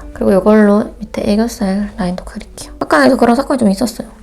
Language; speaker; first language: Korean; native; Korean